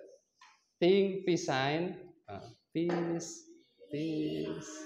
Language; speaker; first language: English; non-native, learner; Indonesian